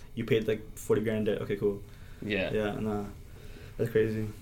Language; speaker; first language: English; native; English